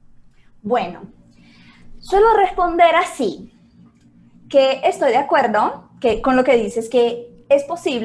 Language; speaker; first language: Spanish; non-native, fluent; Portuguese